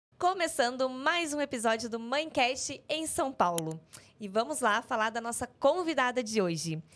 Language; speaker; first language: Portuguese; native; Portuguese